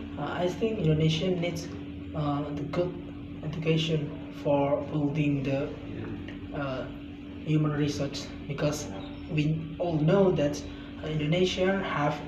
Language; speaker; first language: English; non-native, learner; Indonesian